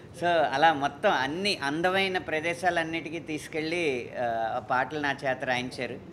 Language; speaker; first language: Telugu; native; Telugu